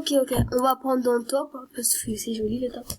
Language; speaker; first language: French; native; French